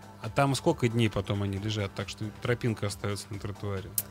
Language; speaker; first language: Russian; native; Russian